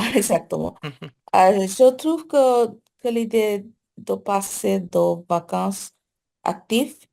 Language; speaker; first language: French; non-native, learner; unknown